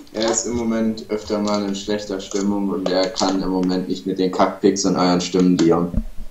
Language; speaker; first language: German; early bilingual, heritage; German